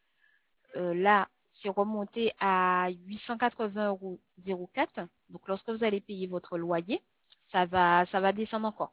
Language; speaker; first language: French; native; French